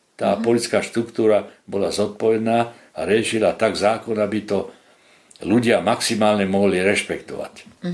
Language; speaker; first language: Slovak; non-native, local second language; Hungarian